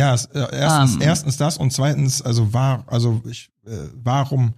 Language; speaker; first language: German; native; German